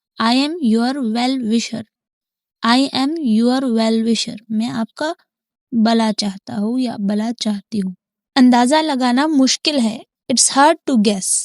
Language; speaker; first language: Hindi; native; Hindi